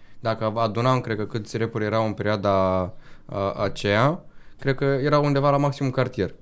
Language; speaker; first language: Romanian; native; Romanian